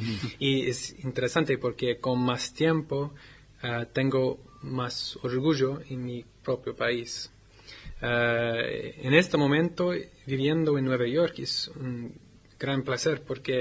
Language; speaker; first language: Spanish; non-native, learner; English